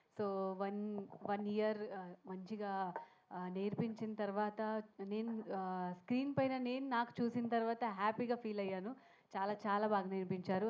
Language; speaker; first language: Telugu; non-native, learner; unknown